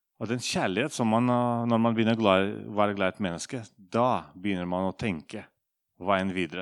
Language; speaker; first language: Norwegian; non-native, fluent; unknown